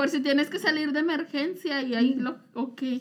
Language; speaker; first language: Spanish; native; Spanish